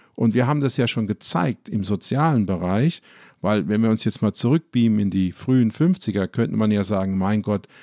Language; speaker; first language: German; native; German